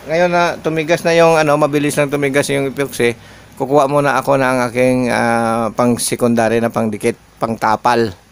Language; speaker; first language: Filipino; non-native, local second language; Hiligaynon